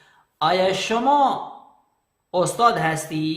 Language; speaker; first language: Persian; non-native, fluent; Urdu